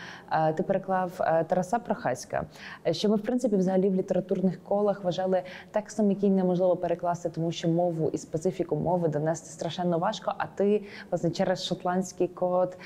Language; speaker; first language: Ukrainian; native; Ukrainian